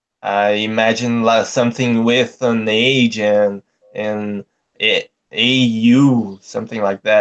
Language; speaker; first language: English; non-native, learner; Portuguese